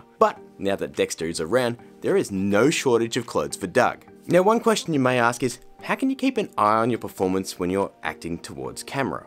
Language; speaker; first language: English; native; English